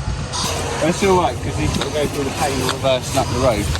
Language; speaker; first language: English; native; English